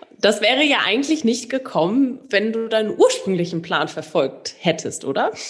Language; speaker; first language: German; native; German